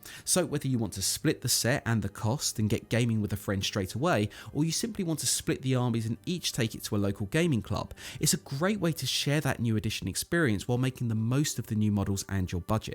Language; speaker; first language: English; native; English